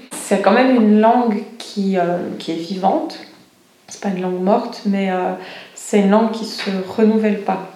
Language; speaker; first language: French; non-native, local second language; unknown